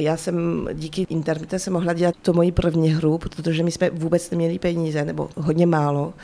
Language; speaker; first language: Czech; early bilingual, heritage; French